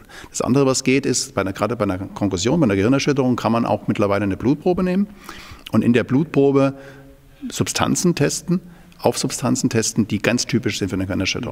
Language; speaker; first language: German; native; German